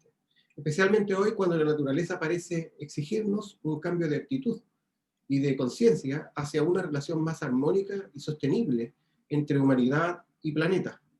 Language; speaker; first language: Spanish; native; Spanish